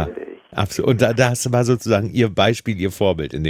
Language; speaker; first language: German; native; German